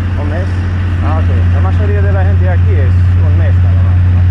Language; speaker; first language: Spanish; non-native, fluent; English